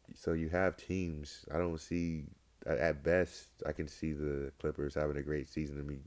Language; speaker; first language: English; native; English